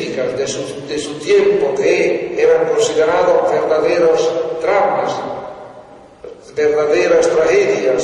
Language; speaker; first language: Spanish; non-native, fluent; Italian